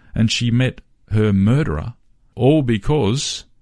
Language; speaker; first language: English; native; English